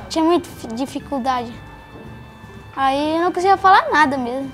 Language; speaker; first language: Portuguese; early bilingual, other home language; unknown